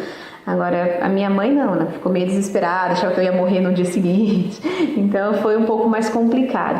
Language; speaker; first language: Portuguese; native; Portuguese